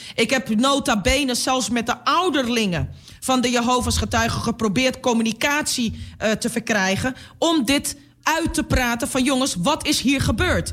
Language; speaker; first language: Dutch; native; Dutch